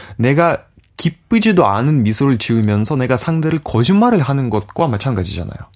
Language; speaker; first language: Korean; non-native, fluent; Russian